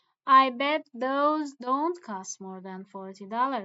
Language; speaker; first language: English; non-native, fluent; Persian